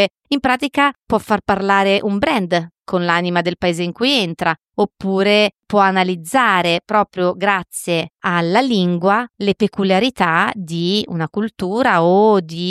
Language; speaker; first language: Italian; native; Italian